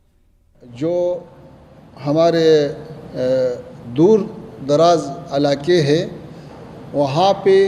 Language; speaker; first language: Hindi; non-native, fluent; Pashto